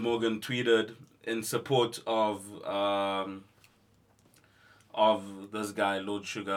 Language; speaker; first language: English; non-native, local second language; Xhosa